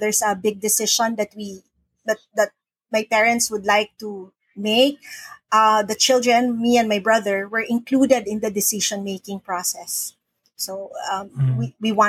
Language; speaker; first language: English; non-native, local second language; Filipino